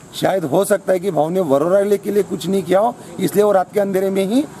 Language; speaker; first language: Hindi; non-native, local second language; Marathi